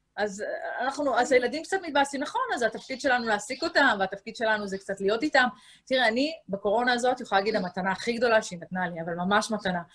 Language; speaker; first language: Hebrew; native; Hebrew